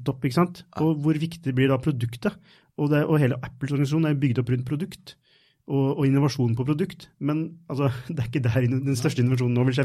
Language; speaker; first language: Norwegian; native; Norwegian